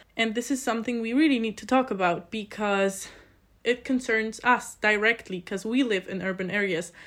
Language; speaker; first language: English; non-native, fluent; Polish